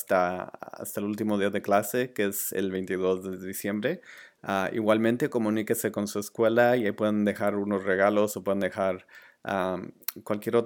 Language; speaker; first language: Spanish; early bilingual, other home language; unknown